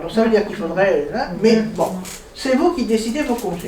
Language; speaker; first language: French; native; French